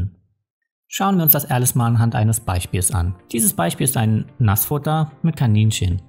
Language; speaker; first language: German; native; German